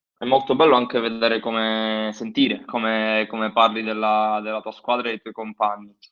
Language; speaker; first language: Italian; native; Italian